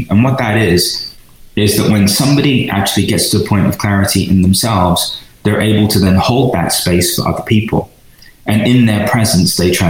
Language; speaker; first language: English; native; English